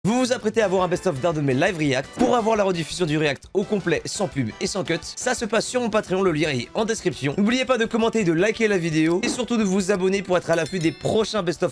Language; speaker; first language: French; native; French